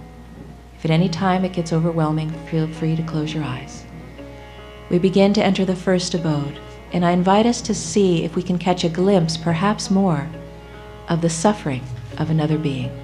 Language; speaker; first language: English; native; English